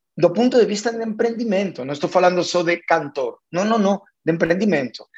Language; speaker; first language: Portuguese; non-native, fluent; Spanish